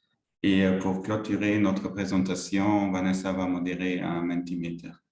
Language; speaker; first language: French; non-native, local second language; Luxembourgish